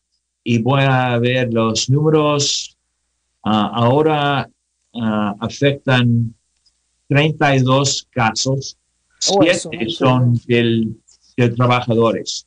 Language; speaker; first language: Spanish; non-native, learner; English